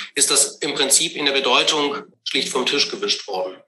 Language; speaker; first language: German; native; German